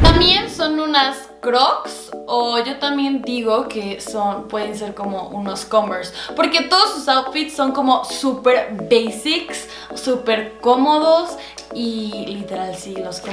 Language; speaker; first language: Spanish; native; Spanish